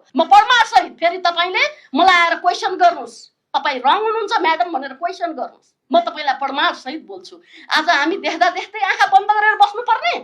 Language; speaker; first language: Nepali; native; Nepali